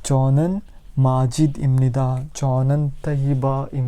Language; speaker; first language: Korean; non-native, learner; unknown